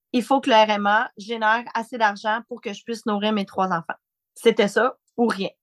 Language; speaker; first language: French; native; French